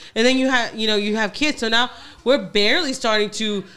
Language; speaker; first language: English; early bilingual, other home language; Spanish